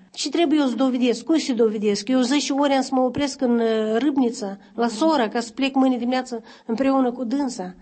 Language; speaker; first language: Romanian; native; Romanian